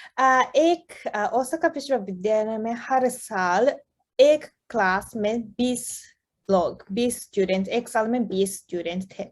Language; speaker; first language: Hindi; non-native, fluent; Japanese